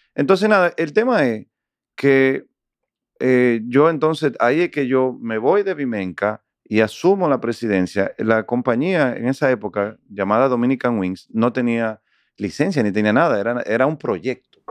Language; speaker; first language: Spanish; native; Spanish